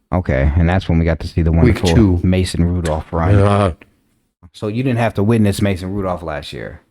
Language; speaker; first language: English; native; English